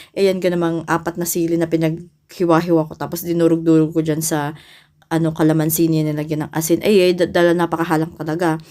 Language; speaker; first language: Filipino; native; Filipino